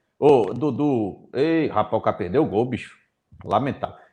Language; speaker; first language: Portuguese; native; Portuguese